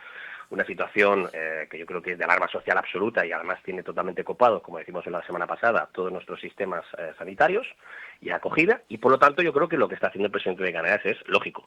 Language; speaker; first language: Spanish; native; Spanish